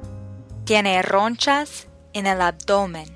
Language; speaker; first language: Spanish; non-native, fluent; English